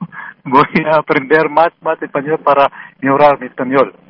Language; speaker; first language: Spanish; non-native, learner; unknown